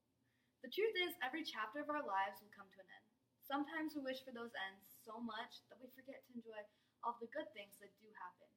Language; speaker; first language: English; native; English